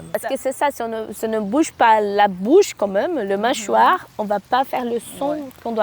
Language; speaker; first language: French; non-native, fluent; Portuguese